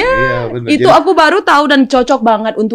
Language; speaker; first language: Indonesian; non-native, fluent; Thai